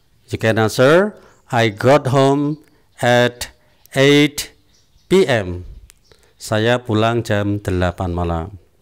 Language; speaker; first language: English; non-native, fluent; Indonesian